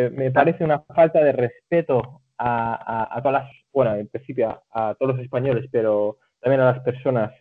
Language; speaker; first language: Spanish; early bilingual, other home language; Catalan